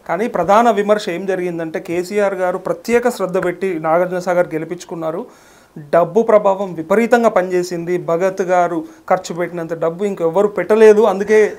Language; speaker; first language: Telugu; native; Telugu